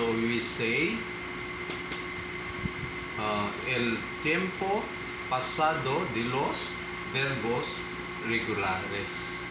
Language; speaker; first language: Spanish; non-native, fluent; Filipino